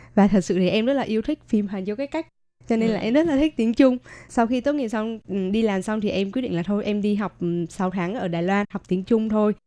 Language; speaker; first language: Vietnamese; native; Vietnamese